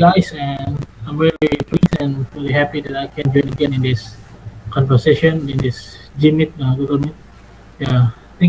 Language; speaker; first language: English; non-native, fluent; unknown